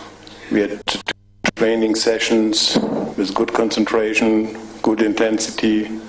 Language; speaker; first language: English; non-native, fluent; German